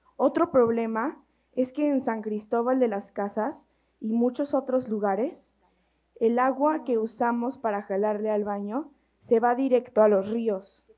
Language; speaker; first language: Spanish; native; Spanish